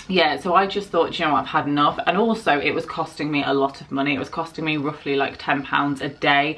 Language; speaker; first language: English; native; English